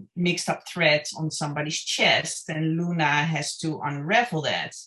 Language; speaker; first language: English; non-native, fluent; Dutch